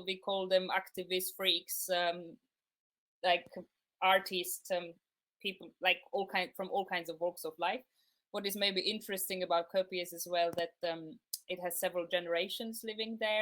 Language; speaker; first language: English; non-native, fluent; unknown